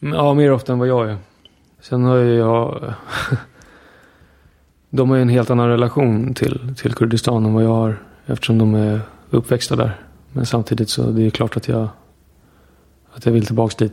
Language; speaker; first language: Swedish; early bilingual, other home language; Kurdish